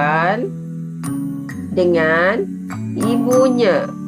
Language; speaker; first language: Malay; native; Malay